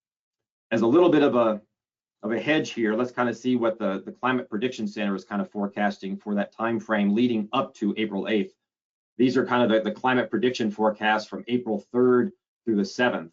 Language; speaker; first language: English; native; English